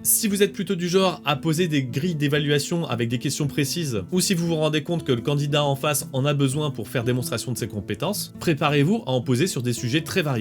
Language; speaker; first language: French; native; French